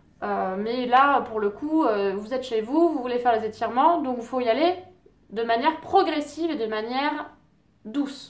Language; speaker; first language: French; native; French